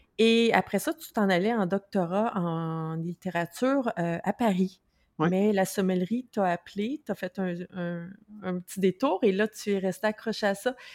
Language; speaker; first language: French; native; French